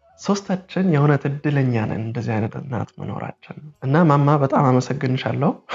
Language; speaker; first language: Amharic; early bilingual, heritage; Amharic